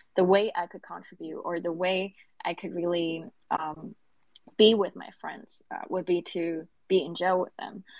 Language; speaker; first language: English; non-native, local second language; Cantonese